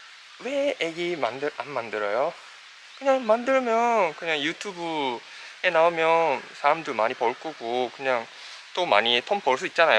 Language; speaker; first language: Korean; non-native, fluent; Japanese